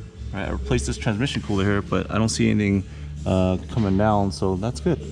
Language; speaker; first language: English; native; English